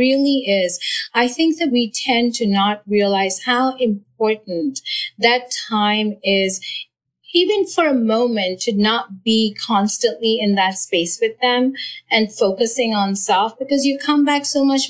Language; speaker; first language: English; non-native, local second language; Malayalam